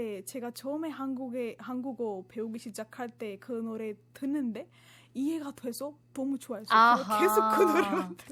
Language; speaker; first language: Korean; non-native, fluent; Marathi